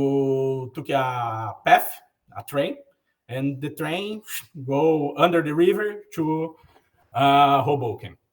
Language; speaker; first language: English; non-native, learner; Portuguese